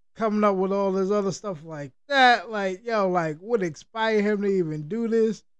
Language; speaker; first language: English; native; English